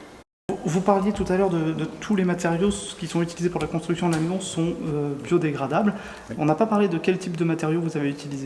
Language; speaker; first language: French; native; French